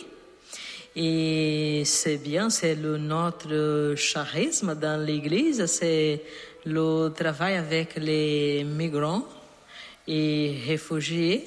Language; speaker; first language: French; non-native, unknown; Portuguese